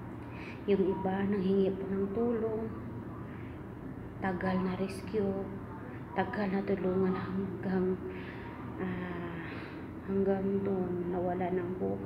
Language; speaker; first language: Filipino; non-native, local second language; Cebuano